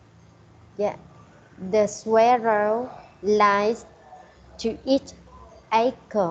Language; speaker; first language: English; non-native, learner; Vietnamese